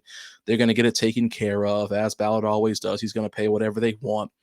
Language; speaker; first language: English; native; English